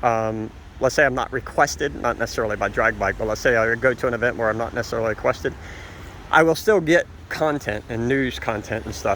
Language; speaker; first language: English; native; English